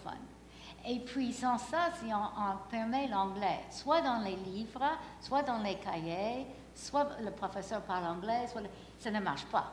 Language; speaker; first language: French; non-native, fluent; English